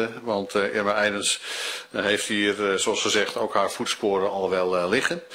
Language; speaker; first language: Dutch; native; Dutch